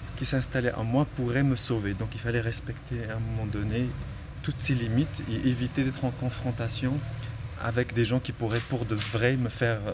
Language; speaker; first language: French; non-native, local second language; Arabic